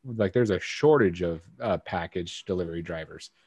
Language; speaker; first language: English; native; English